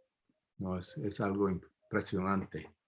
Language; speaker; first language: Spanish; non-native, fluent; English